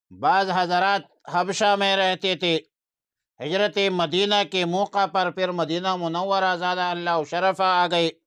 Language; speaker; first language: Urdu; non-native, local second language; Pashto